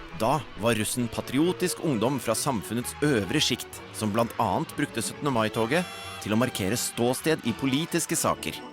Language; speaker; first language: Norwegian; native; Norwegian